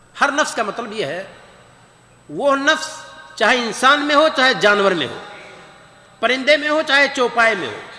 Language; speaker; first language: Urdu; native; Urdu